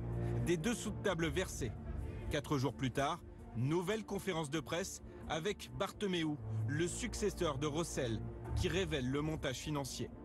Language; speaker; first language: French; native; French